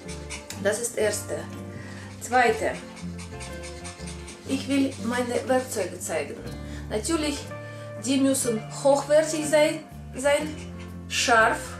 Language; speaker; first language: German; non-native, learner; Russian